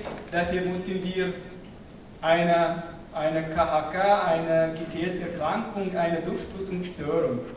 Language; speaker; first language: German; non-native, fluent; Arabic